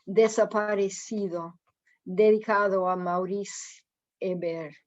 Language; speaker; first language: Spanish; non-native, fluent; English